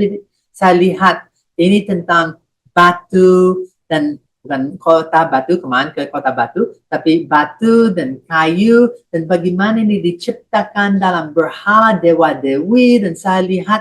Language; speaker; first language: Indonesian; non-native, fluent; English